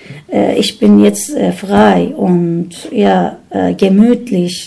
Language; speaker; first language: German; non-native, learner; Turkish